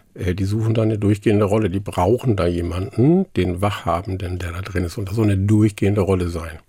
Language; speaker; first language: German; non-native, local second language; Low German